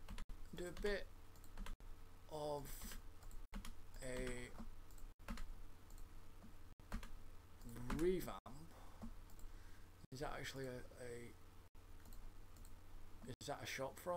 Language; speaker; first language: English; native; English